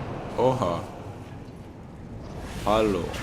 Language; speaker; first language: German; native; German